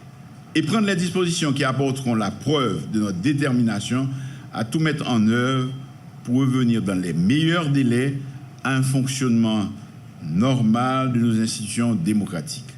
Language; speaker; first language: French; non-native, local second language; Haitian Creole